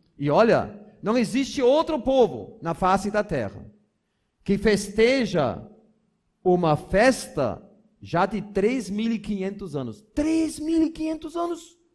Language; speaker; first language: Portuguese; non-native, fluent; German